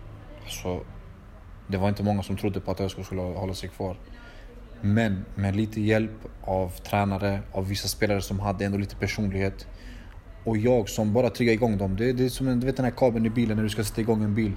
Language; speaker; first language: Swedish; early bilingual, other home language; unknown